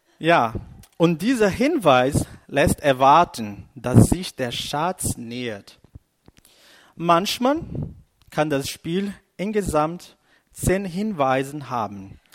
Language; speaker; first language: German; non-native, fluent; Portuguese